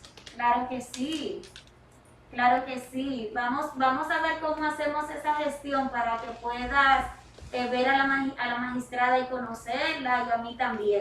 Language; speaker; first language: Spanish; native; Spanish